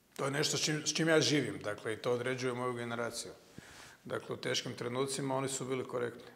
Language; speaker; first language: Croatian; native; Croatian